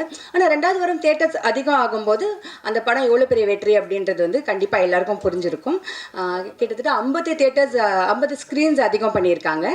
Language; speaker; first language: Tamil; native; Tamil